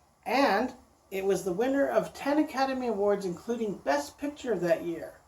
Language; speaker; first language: English; native; English